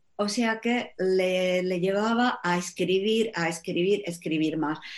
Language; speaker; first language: Spanish; non-native, fluent; Czech